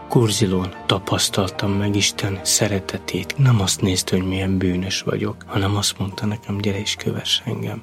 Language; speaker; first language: Hungarian; non-native, local second language; Romany